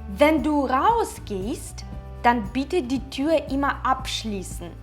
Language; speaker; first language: German; non-native, fluent; Ukrainian